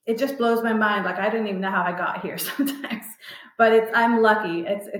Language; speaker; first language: English; native; English